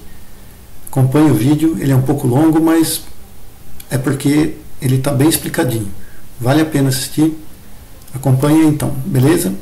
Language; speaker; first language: Portuguese; native; Portuguese